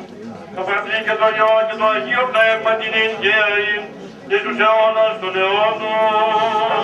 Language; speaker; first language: Greek; native; Greek